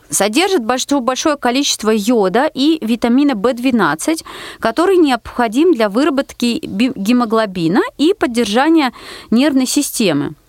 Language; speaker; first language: Russian; native; Russian